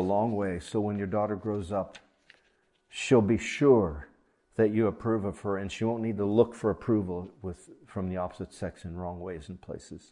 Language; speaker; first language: English; native; English